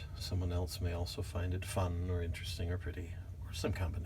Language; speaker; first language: English; native; English